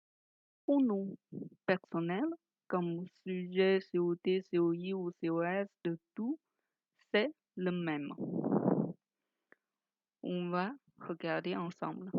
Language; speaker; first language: French; non-native, fluent; Chinese